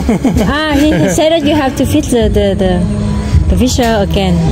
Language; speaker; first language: English; non-native, learner; Vietnamese